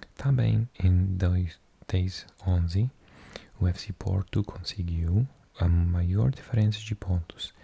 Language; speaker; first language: Portuguese; non-native, learner; English